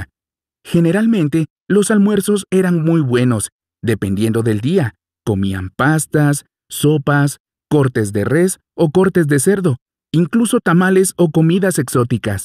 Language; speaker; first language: Spanish; native; Spanish